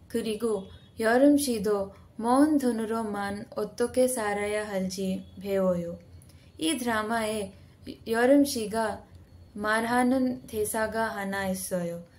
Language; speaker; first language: Korean; non-native, learner; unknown